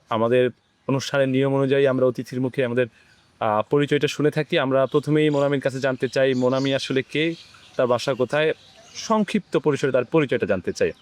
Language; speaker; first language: Bangla; native; Bangla